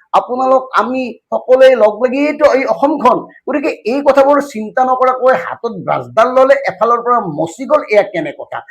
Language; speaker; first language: Assamese; native; Assamese